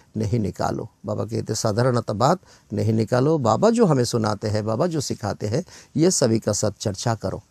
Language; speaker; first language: Hindi; non-native, local second language; Bangla